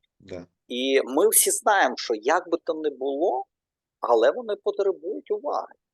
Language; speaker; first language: Ukrainian; non-native, local second language; Russian